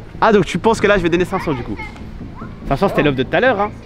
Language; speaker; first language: French; native; French